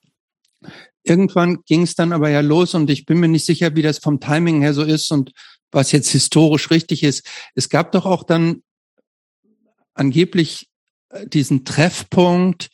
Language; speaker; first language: German; native; German